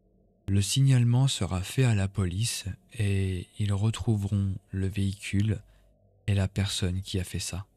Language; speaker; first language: French; native; French